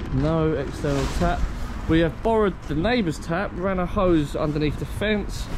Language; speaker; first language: English; native; English